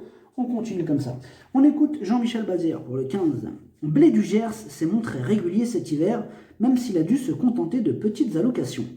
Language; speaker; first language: French; native; French